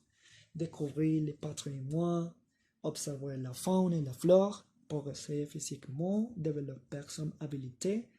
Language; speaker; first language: French; non-native, learner; Spanish